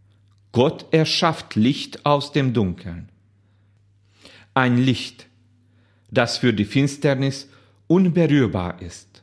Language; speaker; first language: German; non-native, fluent; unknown